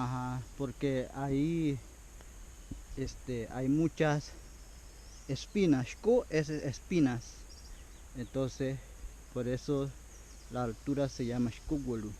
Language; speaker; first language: Spanish; non-native, local second language; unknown